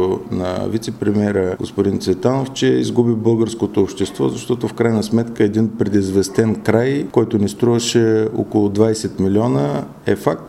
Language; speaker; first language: Bulgarian; native; Bulgarian